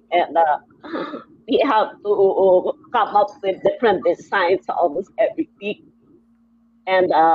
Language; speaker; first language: English; non-native, local second language; Filipino